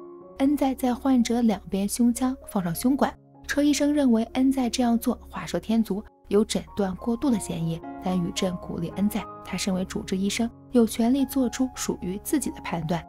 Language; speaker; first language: Chinese; native; Chinese